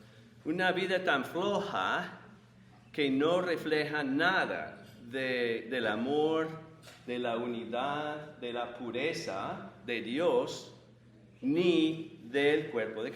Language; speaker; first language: Spanish; non-native, fluent; English